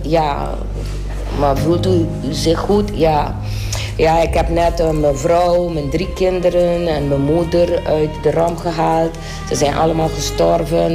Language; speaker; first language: Dutch; non-native, local second language; Papiamento